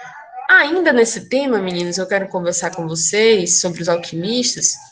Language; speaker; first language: Portuguese; native; Portuguese